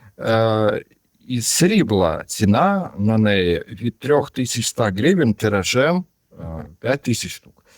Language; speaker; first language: Ukrainian; non-native, local second language; Russian